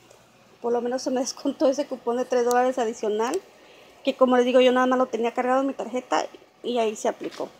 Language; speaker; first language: Spanish; native; Spanish